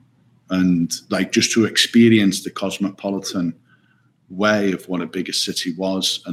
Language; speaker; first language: English; native; English